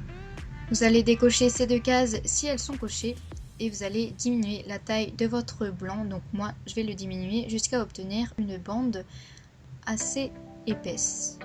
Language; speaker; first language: French; native; French